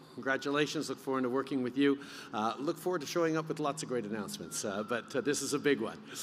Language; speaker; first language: English; early bilingual, other home language; French